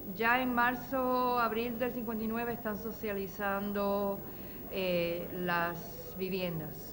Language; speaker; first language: Spanish; non-native, local second language; Yiddish